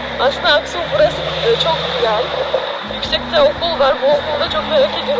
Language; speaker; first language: Turkish; non-native, fluent; Russian